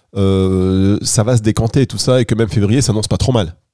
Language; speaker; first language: French; native; French